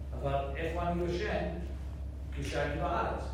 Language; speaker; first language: Hebrew; non-native, learner; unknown